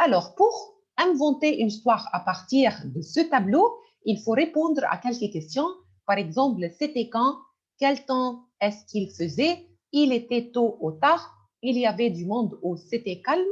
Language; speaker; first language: French; non-native, fluent; Arabic